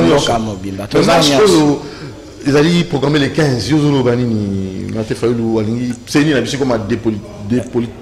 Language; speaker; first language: French; non-native, local second language; Lingala